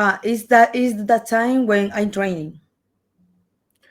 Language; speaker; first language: English; non-native, learner; Spanish